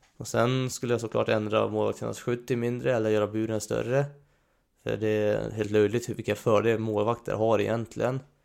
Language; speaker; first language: Swedish; non-native, fluent; Hungarian